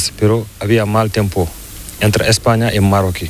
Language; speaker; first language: Spanish; non-native, learner; Fula